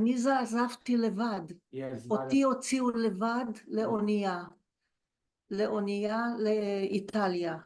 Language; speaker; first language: Hebrew; early bilingual, other home language; Polish